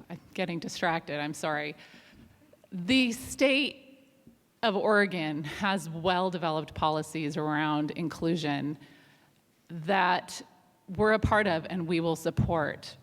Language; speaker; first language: English; non-native, fluent; German